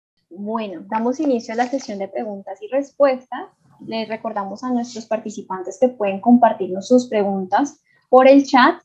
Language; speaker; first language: Spanish; native; Spanish